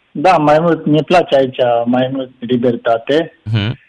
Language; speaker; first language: Romanian; non-native, fluent; Japanese